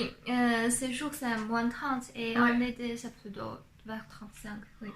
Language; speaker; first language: French; non-native, fluent; Chinese